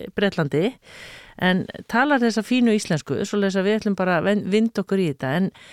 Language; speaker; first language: Icelandic; native; Icelandic